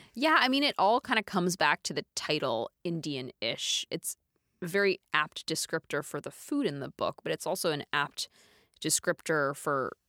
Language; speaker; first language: English; native; English